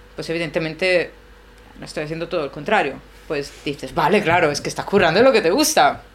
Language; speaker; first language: Spanish; non-native, fluent; Italian